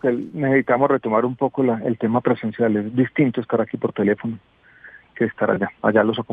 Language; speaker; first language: Spanish; native; Spanish